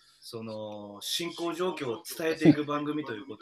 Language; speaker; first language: Japanese; native; Japanese